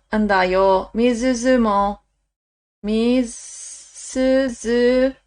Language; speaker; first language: Japanese; non-native, learner; English